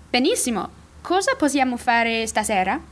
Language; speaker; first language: Italian; non-native, learner; English